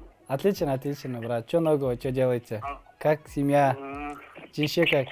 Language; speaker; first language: Russian; non-native, learner; Kazakh